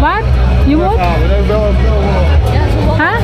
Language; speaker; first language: Dutch; non-native, learner; Iloko